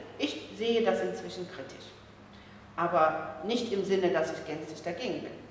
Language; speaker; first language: German; early bilingual, other home language; Turkish